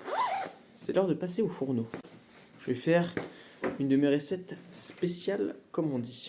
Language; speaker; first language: French; native; French